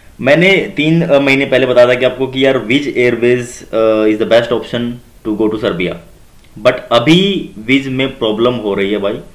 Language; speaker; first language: Hindi; native; Hindi